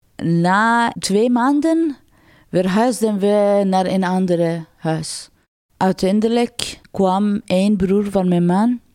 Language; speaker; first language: Dutch; non-native, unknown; Persian